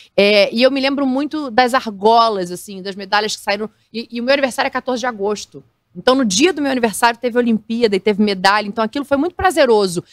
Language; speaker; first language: Portuguese; native; Portuguese